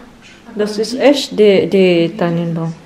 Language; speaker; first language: German; non-native, learner; Filipino